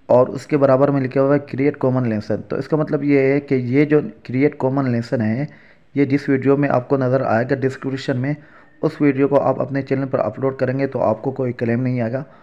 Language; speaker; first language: Urdu; native; Urdu